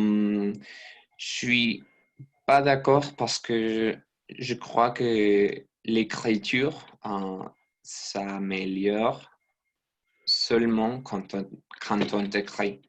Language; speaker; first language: French; non-native, learner; Spanish